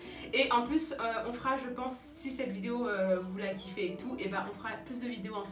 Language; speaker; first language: French; native; French